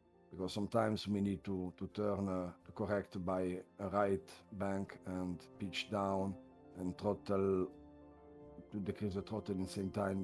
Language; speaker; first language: English; non-native, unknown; Italian